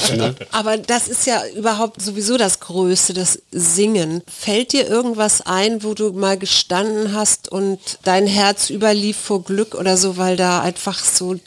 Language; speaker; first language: German; native; German